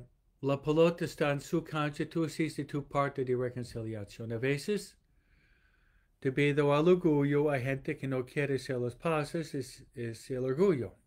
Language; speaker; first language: Spanish; non-native, fluent; English